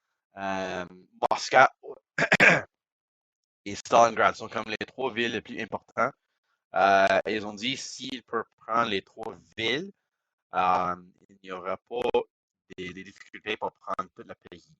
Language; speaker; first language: French; non-native, local second language; English